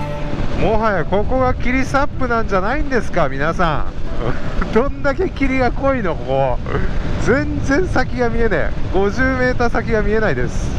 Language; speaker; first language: Japanese; native; Japanese